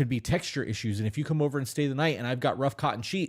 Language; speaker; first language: English; native; English